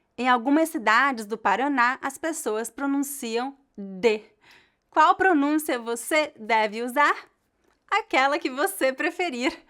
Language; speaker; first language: Portuguese; native; Portuguese